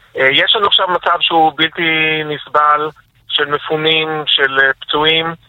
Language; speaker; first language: Hebrew; native; Hebrew